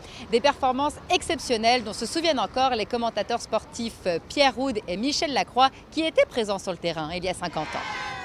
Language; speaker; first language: French; native; French